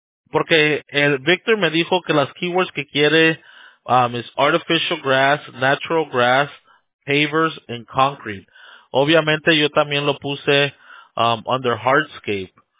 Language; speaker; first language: Spanish; early bilingual, heritage; Spanish